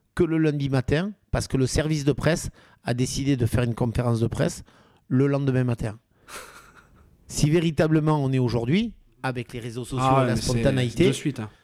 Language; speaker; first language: French; native; French